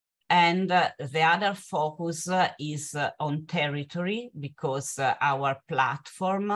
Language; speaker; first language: English; non-native, fluent; Italian